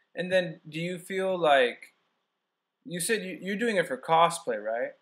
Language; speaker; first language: English; native; English